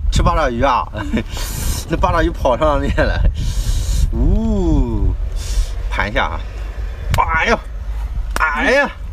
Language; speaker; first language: Chinese; native; Chinese